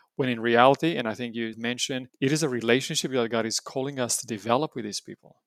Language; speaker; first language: English; non-native, fluent; Romanian